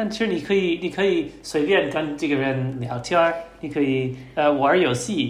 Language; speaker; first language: Chinese; non-native, learner; English